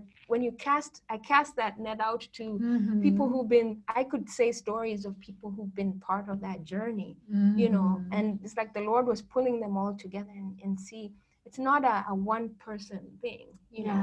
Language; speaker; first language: English; non-native, local second language; Kikuyu